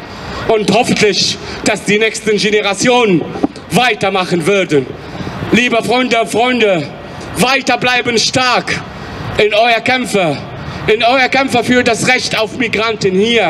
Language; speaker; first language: German; non-native, fluent; Arabic